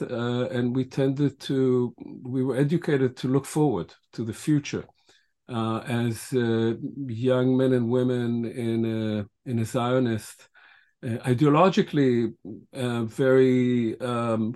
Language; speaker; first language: English; non-native, fluent; Hebrew